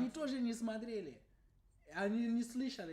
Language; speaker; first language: Russian; non-native, learner; English